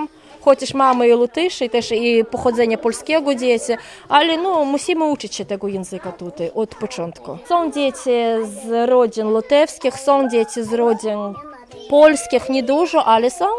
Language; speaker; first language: Polish; non-native, local second language; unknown